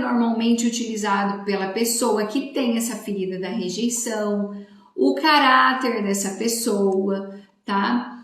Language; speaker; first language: Portuguese; native; Portuguese